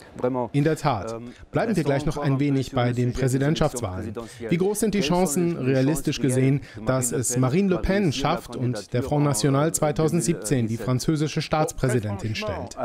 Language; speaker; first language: German; native; German